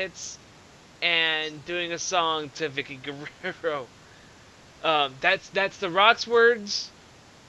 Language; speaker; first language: English; native; English